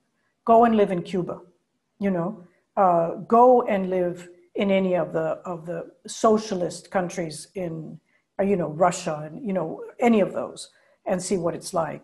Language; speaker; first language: English; non-native, fluent; Spanish